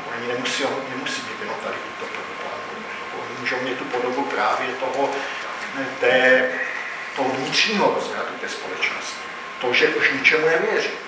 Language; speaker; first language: Czech; native; Czech